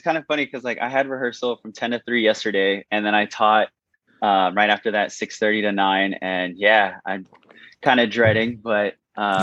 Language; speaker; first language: English; native; English